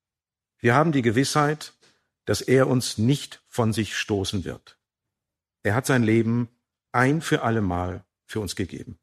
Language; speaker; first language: German; native; German